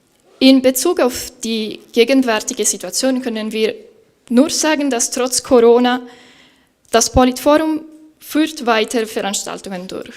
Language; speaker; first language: German; non-native, fluent; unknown